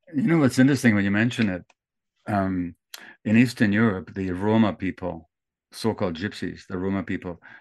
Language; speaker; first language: English; early bilingual, other home language; Hungarian